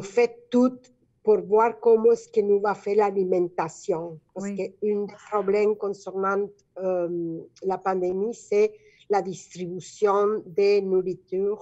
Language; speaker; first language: French; non-native, fluent; Spanish